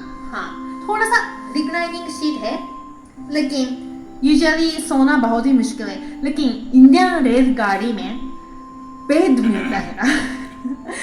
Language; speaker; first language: Hindi; non-native, fluent; Japanese